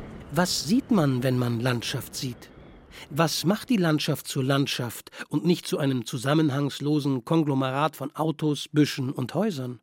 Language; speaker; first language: German; native; German